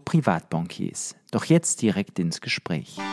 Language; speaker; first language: German; native; German